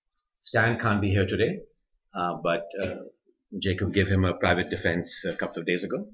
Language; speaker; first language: English; native; English